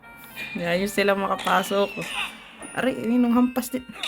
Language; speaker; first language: Filipino; native; Filipino